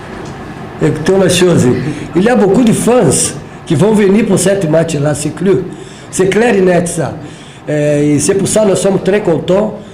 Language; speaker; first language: French; non-native, fluent; Portuguese